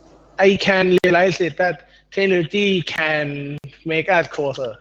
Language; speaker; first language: English; non-native, learner; Thai